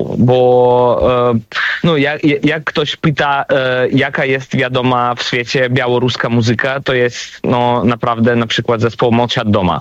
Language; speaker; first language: Polish; non-native, learner; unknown